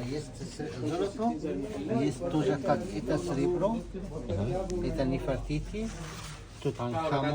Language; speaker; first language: Russian; non-native, learner; Arabic